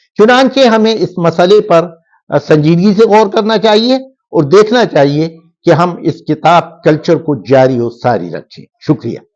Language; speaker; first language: Urdu; non-native, local second language; Pashto